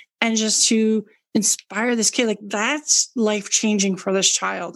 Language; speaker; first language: English; native; English